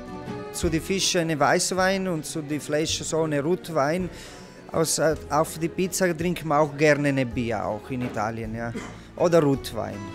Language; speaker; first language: German; non-native, learner; Italian